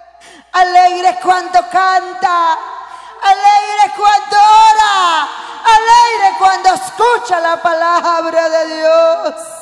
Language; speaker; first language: Spanish; non-native, local second language; Kaqchikel